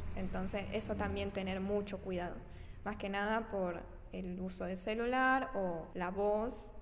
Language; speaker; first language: Spanish; early bilingual, other home language; Japanese